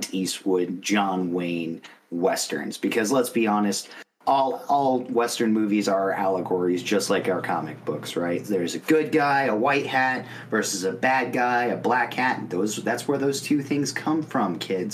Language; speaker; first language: English; native; English